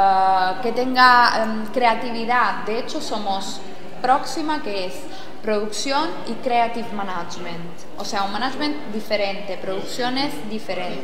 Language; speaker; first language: Spanish; non-native, fluent; Italian